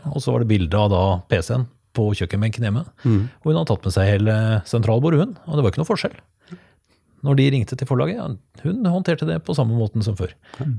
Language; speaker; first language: Norwegian; native; Norwegian